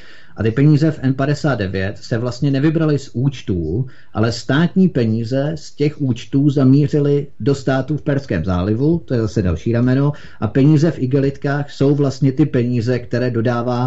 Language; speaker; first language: Czech; native; Czech